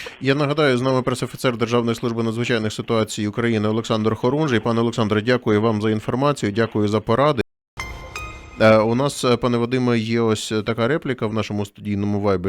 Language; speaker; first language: Ukrainian; native; Ukrainian